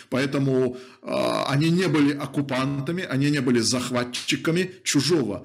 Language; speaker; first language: Russian; native; Russian